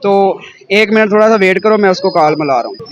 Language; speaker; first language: Hindi; non-native, local second language; Punjabi